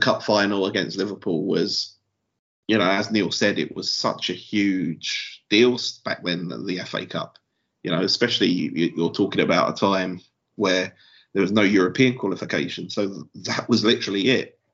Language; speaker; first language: English; native; English